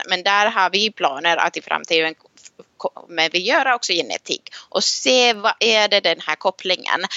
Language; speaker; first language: Swedish; non-native, local second language; Finnish